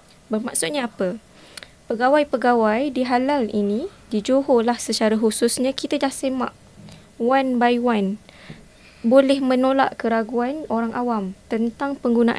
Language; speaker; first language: Malay; native; Malay